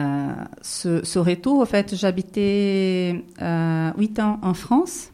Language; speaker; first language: French; non-native, fluent; Portuguese